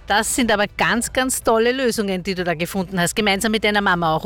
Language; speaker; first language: German; native; German